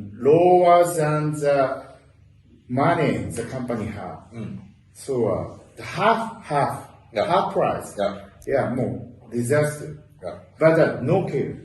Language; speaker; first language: English; non-native, learner; Japanese